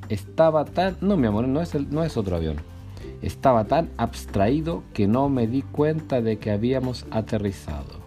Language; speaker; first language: Spanish; native; Spanish